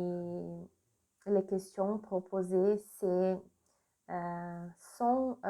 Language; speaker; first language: French; non-native, learner; Portuguese